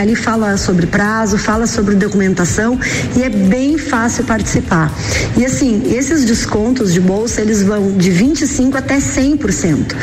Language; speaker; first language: Portuguese; native; Portuguese